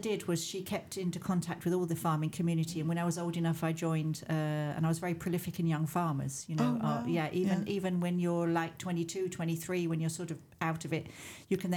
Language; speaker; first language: English; native; English